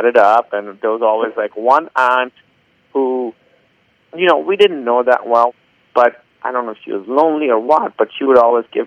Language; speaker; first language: English; non-native, local second language; Urdu